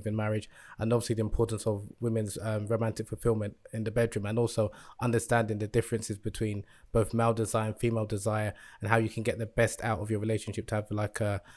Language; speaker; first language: English; native; English